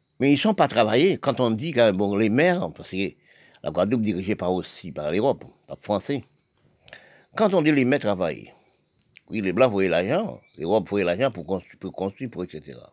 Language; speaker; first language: French; non-native, local second language; Haitian Creole